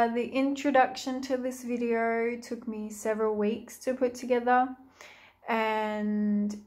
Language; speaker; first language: English; native; English